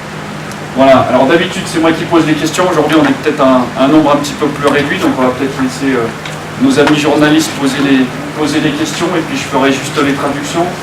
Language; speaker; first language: French; native; French